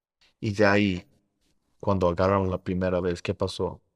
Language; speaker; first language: Spanish; early bilingual, heritage; Spanish